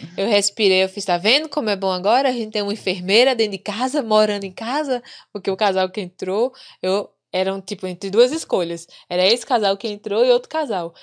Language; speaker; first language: Portuguese; native; Portuguese